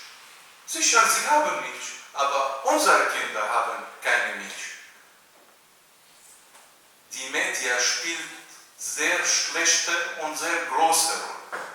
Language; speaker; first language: German; non-native, learner; Arabic